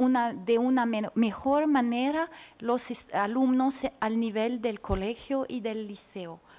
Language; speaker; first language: Spanish; non-native, learner; French